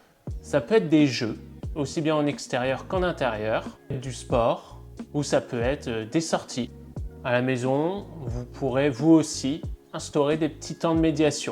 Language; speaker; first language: French; native; French